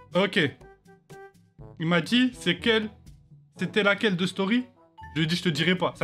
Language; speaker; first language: French; native; French